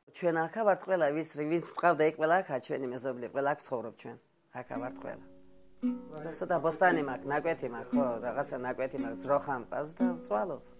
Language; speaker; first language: Georgian; non-native, local second language; Abkhazian